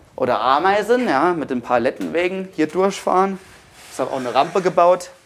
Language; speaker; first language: German; native; German